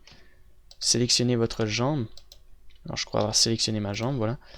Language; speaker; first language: French; native; French